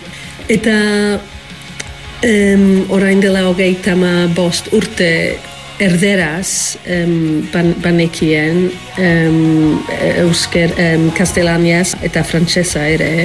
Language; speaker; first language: Basque; non-native, learner; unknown